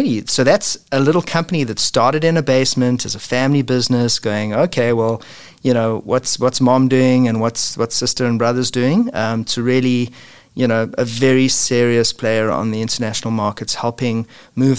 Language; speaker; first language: English; native; English